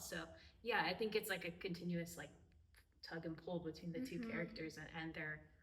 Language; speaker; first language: English; native; English